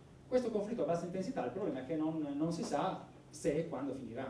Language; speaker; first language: Italian; native; Italian